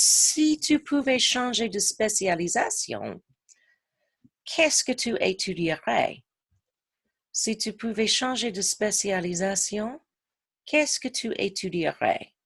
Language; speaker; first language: French; non-native, fluent; English